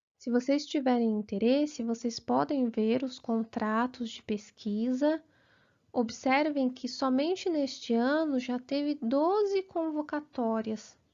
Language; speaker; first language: Portuguese; native; Portuguese